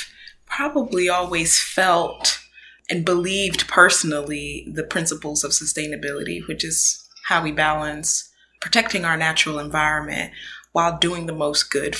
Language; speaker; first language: English; early bilingual, other home language; Akan